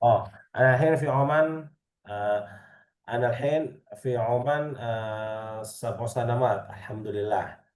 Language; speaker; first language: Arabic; non-native, fluent; Indonesian